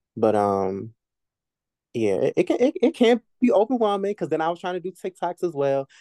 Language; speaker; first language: English; native; English